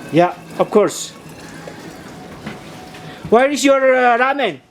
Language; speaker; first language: English; non-native, learner; Nepali